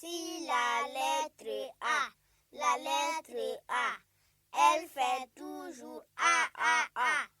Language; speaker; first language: French; non-native, local second language; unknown